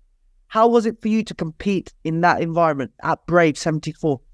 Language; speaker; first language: English; native; English